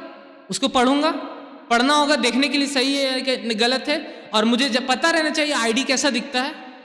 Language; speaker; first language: Urdu; native; Urdu